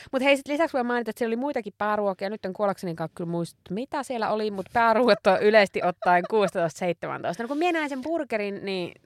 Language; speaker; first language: Finnish; native; Finnish